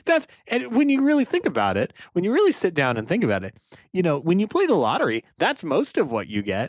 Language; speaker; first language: English; native; English